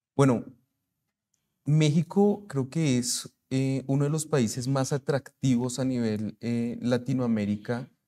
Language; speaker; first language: Spanish; native; Spanish